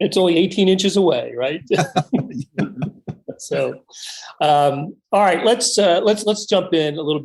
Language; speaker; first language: English; native; English